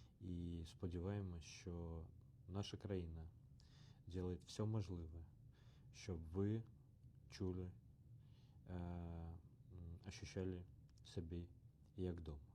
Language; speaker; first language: Ukrainian; non-native, learner; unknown